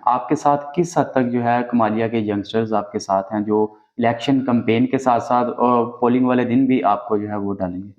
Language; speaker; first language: Urdu; non-native, local second language; Punjabi